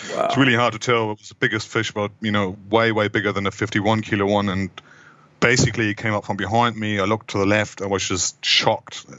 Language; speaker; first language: English; non-native, fluent; German